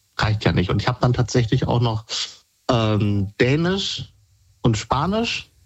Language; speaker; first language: German; native; German